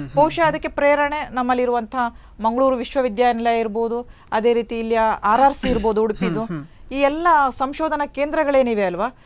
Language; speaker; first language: Kannada; non-native, local second language; Tulu